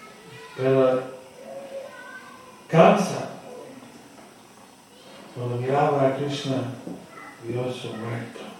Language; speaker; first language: Spanish; non-native, fluent; English